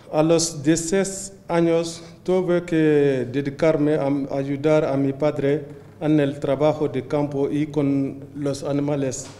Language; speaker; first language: Spanish; non-native, learner; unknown